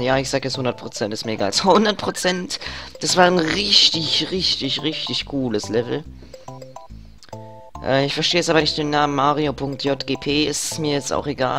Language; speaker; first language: German; native; German